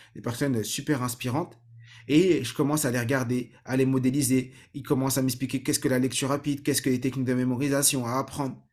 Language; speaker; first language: French; native; French